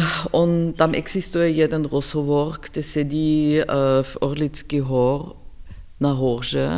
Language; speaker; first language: Czech; non-native, learner; German